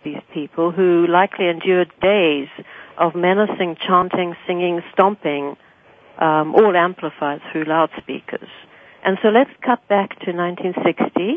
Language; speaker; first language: English; native; English